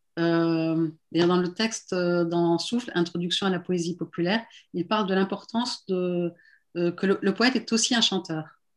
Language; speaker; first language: French; non-native, local second language; Arabic